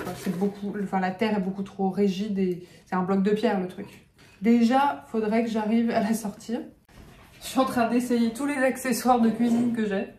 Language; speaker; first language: French; native; French